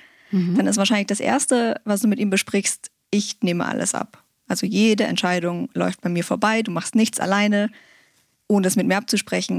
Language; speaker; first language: German; native; German